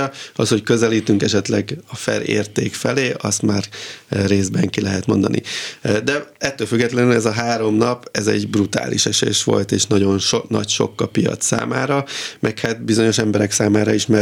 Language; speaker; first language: Hungarian; native; Hungarian